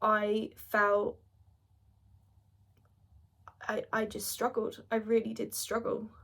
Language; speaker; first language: English; native; English